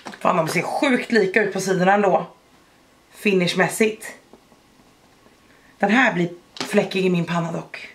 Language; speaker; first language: Swedish; native; Swedish